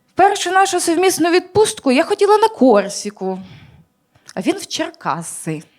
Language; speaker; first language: Ukrainian; native; Ukrainian